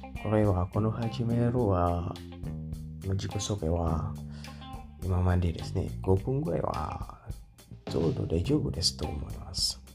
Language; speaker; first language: Japanese; non-native, learner; Indonesian